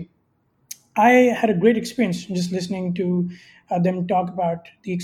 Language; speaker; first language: English; non-native, local second language; Hindi